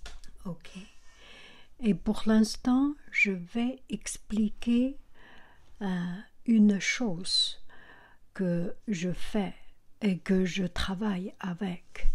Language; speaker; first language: French; non-native, learner; Chinese